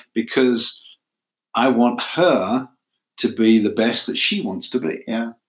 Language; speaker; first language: English; native; English